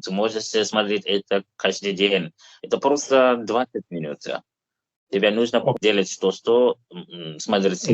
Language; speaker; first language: Russian; non-native, learner; English